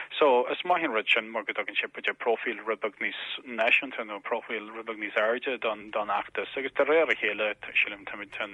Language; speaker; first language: Irish; native; Irish